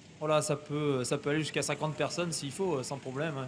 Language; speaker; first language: French; native; French